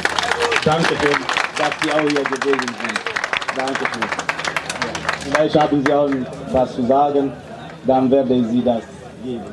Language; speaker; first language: German; non-native, fluent; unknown